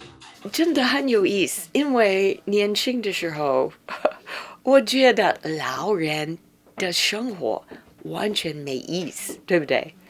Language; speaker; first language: Chinese; non-native, fluent; English